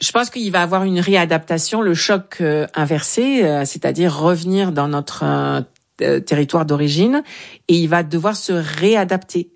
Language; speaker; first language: French; native; French